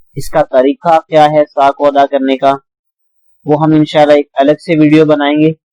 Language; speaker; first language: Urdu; native; Urdu